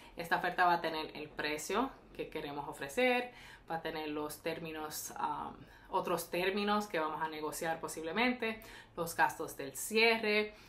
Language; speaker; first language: Spanish; early bilingual, heritage; Spanish